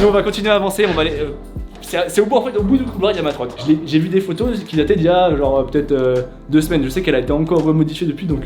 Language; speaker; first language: French; native; French